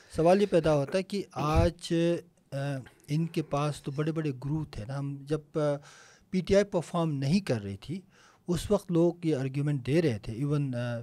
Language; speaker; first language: Urdu; non-native, local second language; Punjabi